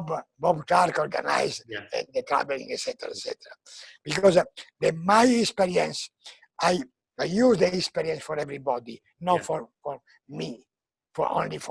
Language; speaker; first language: English; non-native, learner; Italian